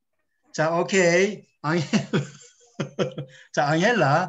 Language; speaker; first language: Korean; native; Korean